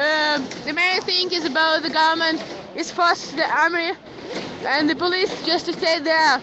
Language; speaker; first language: English; non-native, fluent; Ukrainian